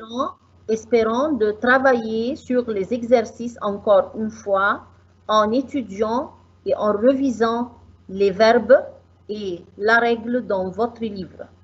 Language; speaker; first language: French; non-native, fluent; Arabic